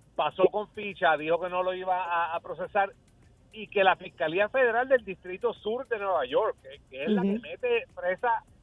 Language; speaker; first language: Spanish; early bilingual, heritage; Spanish